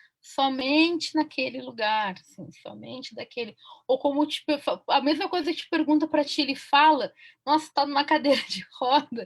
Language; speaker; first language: Portuguese; native; Portuguese